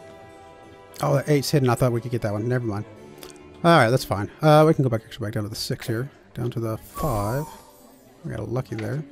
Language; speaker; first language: English; native; English